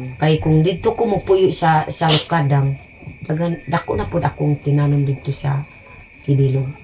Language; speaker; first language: Cebuano; non-native, local second language; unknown